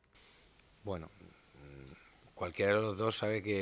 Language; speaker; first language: Spanish; native; Spanish